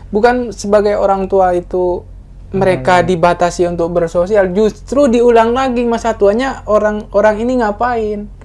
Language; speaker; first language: Indonesian; non-native, local second language; Madurese